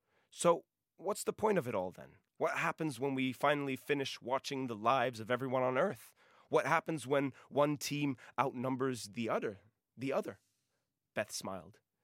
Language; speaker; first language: English; non-native, local second language; Norwegian